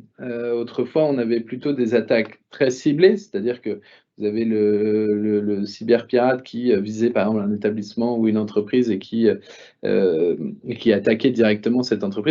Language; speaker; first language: French; native; French